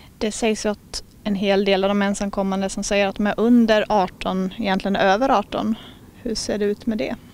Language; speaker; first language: Swedish; native; Swedish